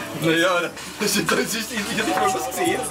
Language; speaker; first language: German; native; German